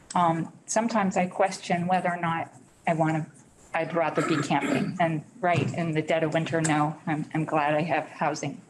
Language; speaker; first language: English; native; English